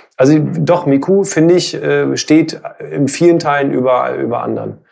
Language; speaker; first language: German; native; German